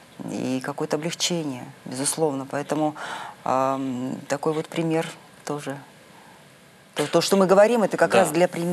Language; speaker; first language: Russian; native; Russian